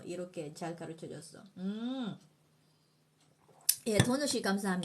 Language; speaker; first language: Korean; non-native, fluent; Filipino